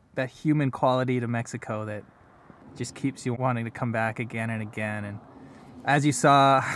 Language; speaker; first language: English; native; English